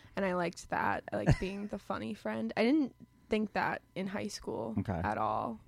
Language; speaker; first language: English; native; English